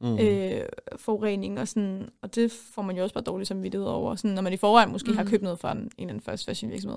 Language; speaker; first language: Danish; native; Danish